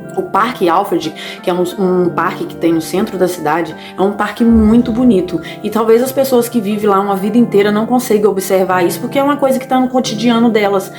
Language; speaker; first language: Portuguese; native; Portuguese